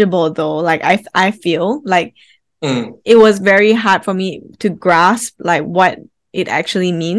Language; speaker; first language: English; native; English